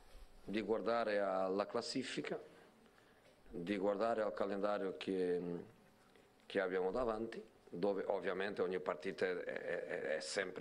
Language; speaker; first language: Italian; non-native, fluent; Portuguese